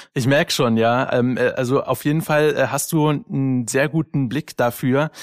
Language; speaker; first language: German; native; German